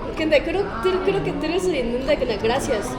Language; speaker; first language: Korean; non-native, fluent; Spanish